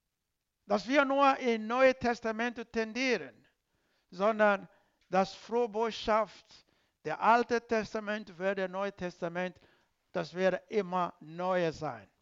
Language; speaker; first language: German; non-native, learner; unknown